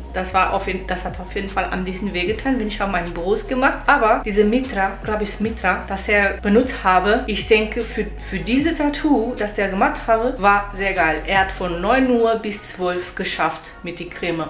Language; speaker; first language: German; non-native, fluent; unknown